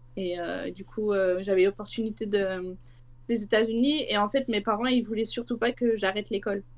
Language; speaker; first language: French; native; French